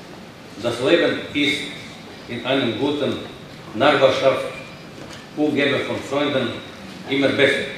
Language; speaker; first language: German; non-native, fluent; Croatian